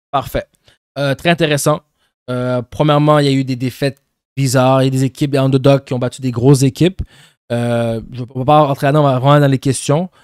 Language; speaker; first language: French; native; French